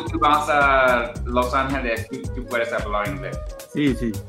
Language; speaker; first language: Spanish; non-native, learner; English